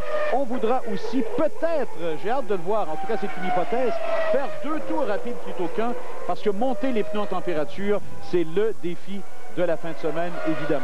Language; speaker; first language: French; native; French